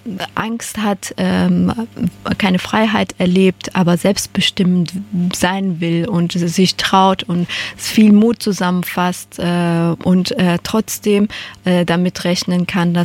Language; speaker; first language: German; non-native, fluent; Persian